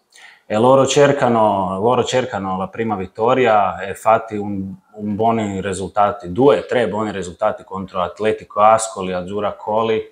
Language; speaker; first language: Italian; non-native, learner; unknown